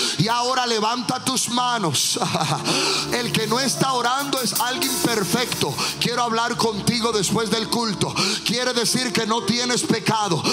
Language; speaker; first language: Spanish; early bilingual, heritage; Spanish